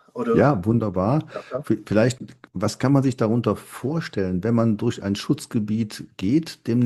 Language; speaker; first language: German; native; German